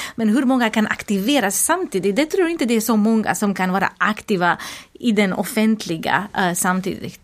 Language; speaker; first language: Swedish; non-native, fluent; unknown